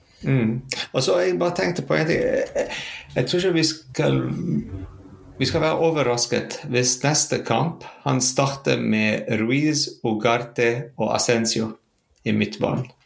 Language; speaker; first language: Norwegian; non-native, fluent; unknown